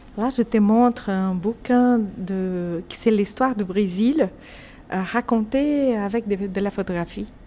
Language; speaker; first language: French; non-native, fluent; Portuguese